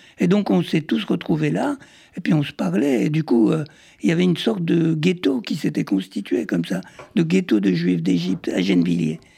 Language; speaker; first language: French; early bilingual, other home language; Arabic